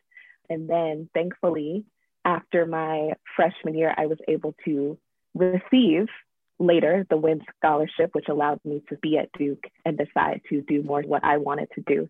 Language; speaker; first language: English; native; English